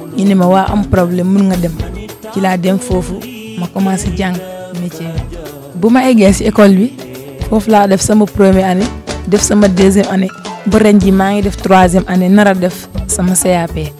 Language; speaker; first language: Wolof; non-native, local second language; Jola-Fonyi